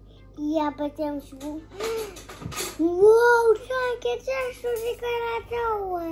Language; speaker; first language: Polish; early bilingual, heritage; Polish